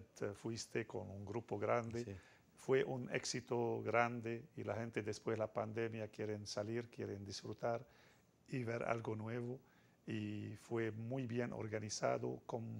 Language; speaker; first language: Spanish; non-native, fluent; Arabic